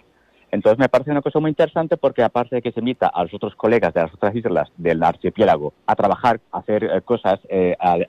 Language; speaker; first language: Spanish; native; Spanish